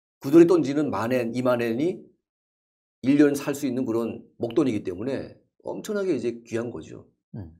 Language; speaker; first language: Korean; native; Korean